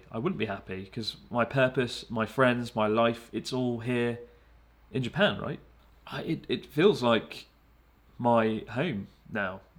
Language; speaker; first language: English; native; English